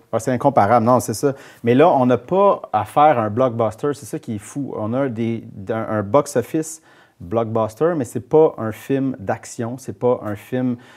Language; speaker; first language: French; native; French